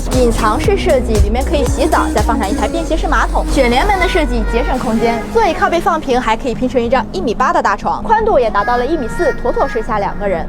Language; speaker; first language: Chinese; native; Chinese